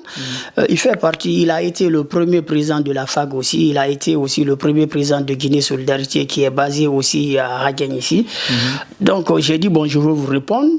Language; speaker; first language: French; non-native, local second language; Susu